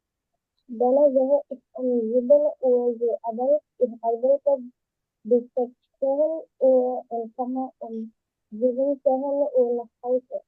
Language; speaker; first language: German; non-native, learner; Indonesian